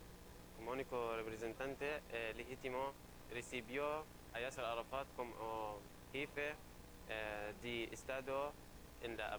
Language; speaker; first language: Spanish; non-native, learner; Arabic